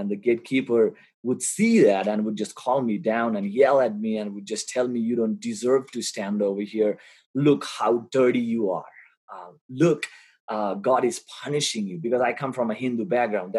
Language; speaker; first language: English; non-native, local second language; Bangla